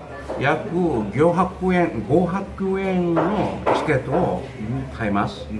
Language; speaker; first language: Japanese; non-native, learner; Korean